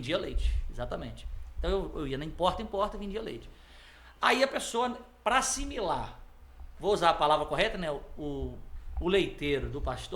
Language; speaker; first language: Portuguese; native; Portuguese